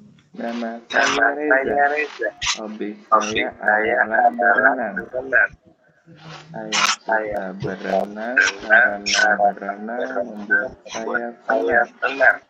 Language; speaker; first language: Indonesian; non-native, learner; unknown